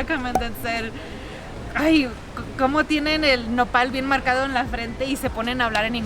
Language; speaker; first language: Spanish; early bilingual, heritage; Spanish